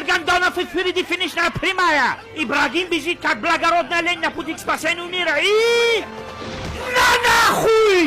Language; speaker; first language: Russian; native; Russian